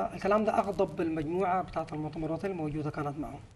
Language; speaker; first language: Arabic; native; Arabic